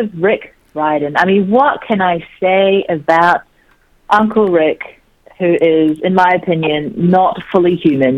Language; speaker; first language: English; native; English